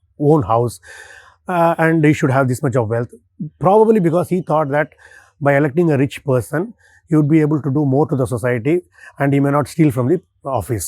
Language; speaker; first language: English; non-native, local second language; Tamil